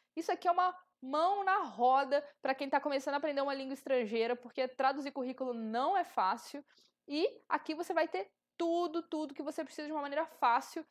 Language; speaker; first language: Portuguese; native; Portuguese